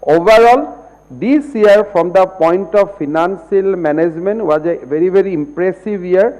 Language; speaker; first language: English; non-native, local second language; Assamese